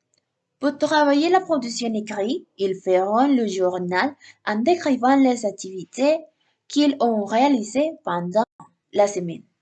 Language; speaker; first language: French; non-native, learner; Spanish